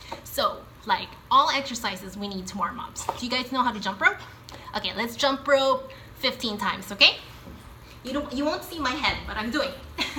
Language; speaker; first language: English; native; English